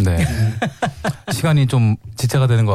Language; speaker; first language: Korean; native; Korean